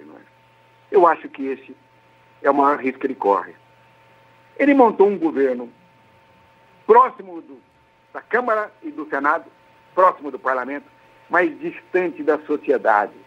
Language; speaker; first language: Portuguese; native; Portuguese